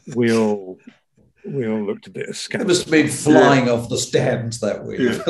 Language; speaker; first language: English; native; English